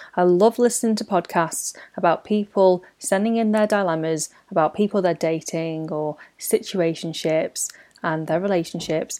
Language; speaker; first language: English; native; English